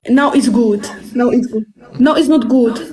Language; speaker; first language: English; non-native, learner; Arabic